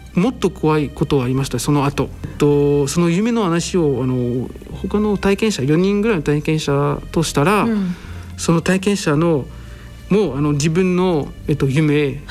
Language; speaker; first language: Japanese; non-native, fluent; French